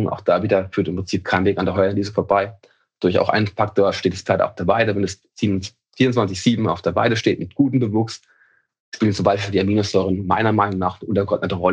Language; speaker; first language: German; native; German